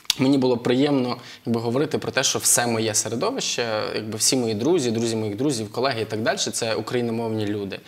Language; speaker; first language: Ukrainian; non-native, local second language; Russian